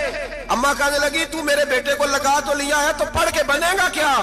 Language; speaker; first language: Hindi; non-native, local second language; Punjabi